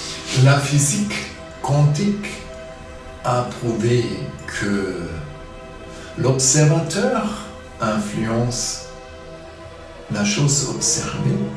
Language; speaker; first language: French; non-native, fluent; German